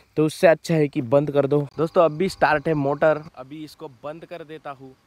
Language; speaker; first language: Hindi; non-native, local second language; Marathi